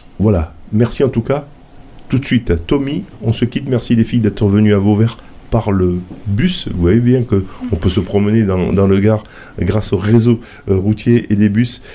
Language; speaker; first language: French; native; French